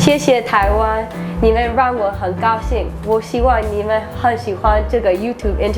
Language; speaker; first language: Chinese; early bilingual, heritage; English